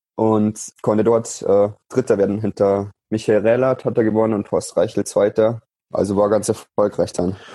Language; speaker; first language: German; native; German